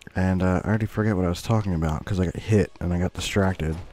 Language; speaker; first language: English; native; English